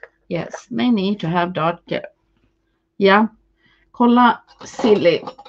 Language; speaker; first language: English; non-native, fluent; Swedish